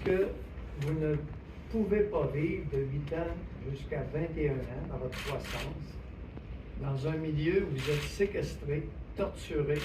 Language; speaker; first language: French; native; French